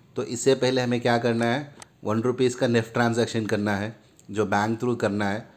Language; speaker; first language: Hindi; non-native, local second language; Urdu